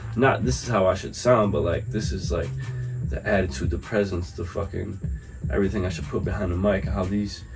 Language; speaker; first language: English; native; English